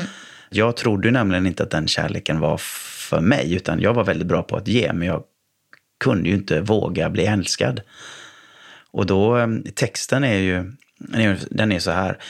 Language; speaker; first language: Swedish; native; Swedish